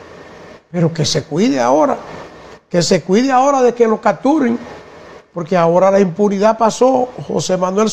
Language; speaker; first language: Spanish; native; Spanish